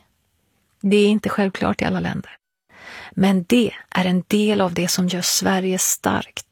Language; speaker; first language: Swedish; early bilingual, other home language; Persian